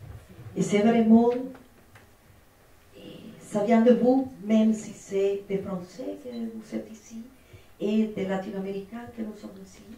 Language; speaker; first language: French; non-native, fluent; Spanish